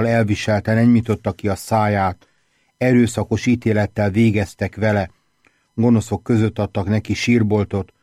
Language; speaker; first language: Hungarian; native; Hungarian